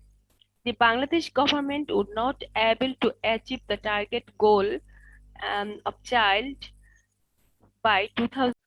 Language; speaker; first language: English; non-native, local second language; Bangla